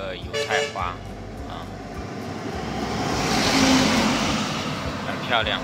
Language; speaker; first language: Chinese; native; Chinese